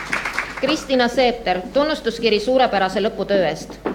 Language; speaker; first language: Estonian; native; Estonian